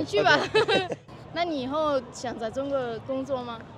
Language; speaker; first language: Chinese; non-native, fluent; Arabic